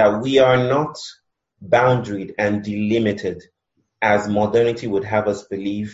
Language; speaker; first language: English; non-native, local second language; Yoruba